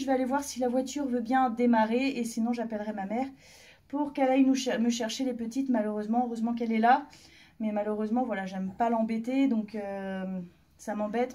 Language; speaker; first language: French; native; French